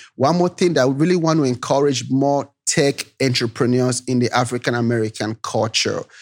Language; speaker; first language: English; non-native, local second language; Yoruba